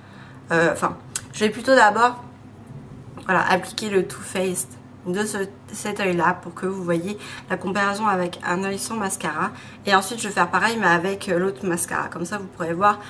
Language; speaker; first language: French; native; French